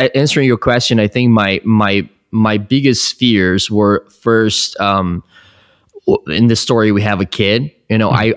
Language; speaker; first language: English; non-native, fluent; Portuguese